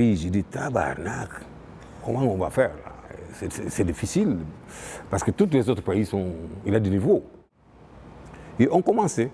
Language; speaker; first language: French; non-native, fluent; Portuguese